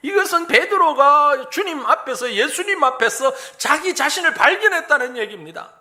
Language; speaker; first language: Korean; native; Korean